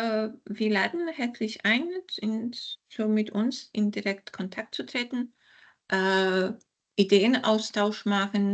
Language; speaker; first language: German; non-native, fluent; Polish